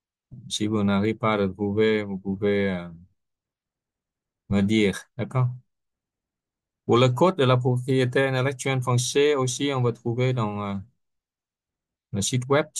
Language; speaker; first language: French; non-native, fluent; Vietnamese